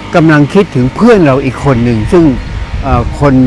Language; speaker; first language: Thai; native; Thai